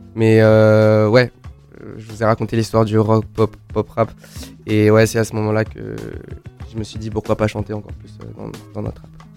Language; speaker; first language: French; native; French